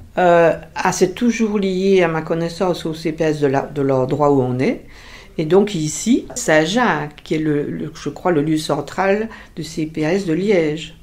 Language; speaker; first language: French; native; French